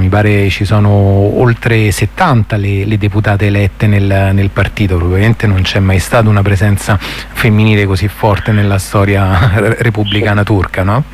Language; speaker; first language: Italian; native; Italian